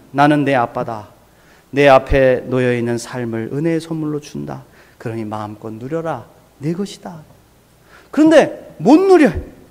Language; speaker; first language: Korean; native; Korean